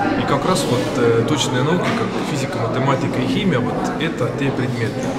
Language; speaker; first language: Russian; non-native, local second language; Estonian